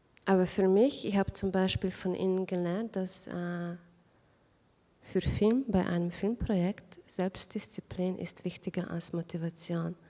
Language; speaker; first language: German; non-native, fluent; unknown